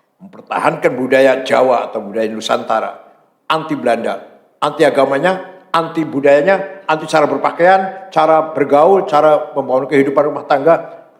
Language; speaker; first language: Malay; non-native, local second language; Javanese